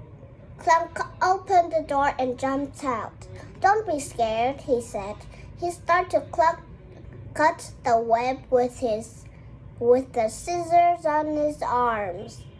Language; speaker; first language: English; non-native, learner; Vietnamese